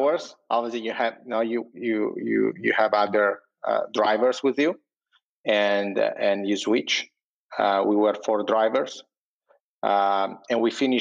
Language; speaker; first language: English; non-native, fluent; Italian